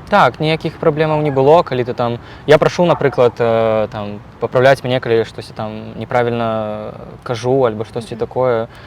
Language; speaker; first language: Belarusian; non-native, local second language; Russian